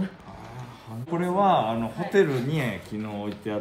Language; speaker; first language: Japanese; native; Japanese